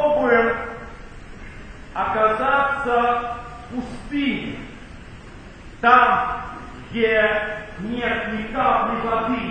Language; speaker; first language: Russian; native; Russian